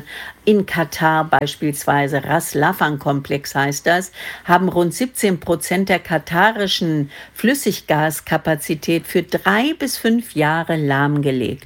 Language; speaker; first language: German; native; German